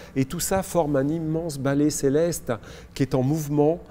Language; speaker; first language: French; native; French